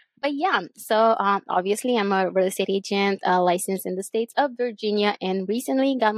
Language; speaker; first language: English; non-native, fluent; Bulgarian